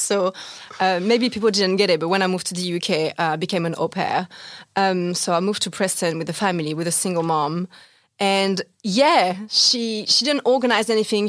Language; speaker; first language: English; non-native, fluent; French